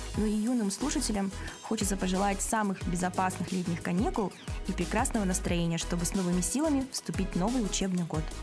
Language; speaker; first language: Russian; native; Russian